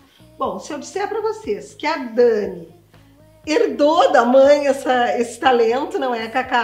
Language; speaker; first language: Portuguese; native; Portuguese